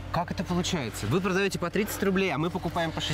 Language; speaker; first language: Russian; native; Russian